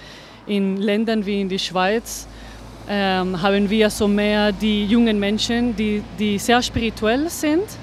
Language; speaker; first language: German; non-native, fluent; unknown